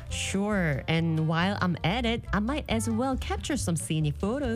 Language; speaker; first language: English; non-native, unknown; Korean